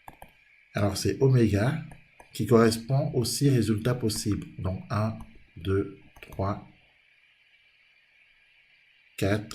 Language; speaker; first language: French; native; French